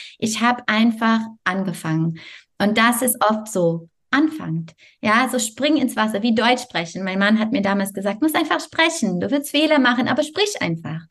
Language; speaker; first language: German; non-native, fluent; French